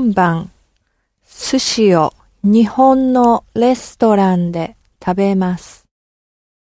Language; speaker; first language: Japanese; non-native, learner; English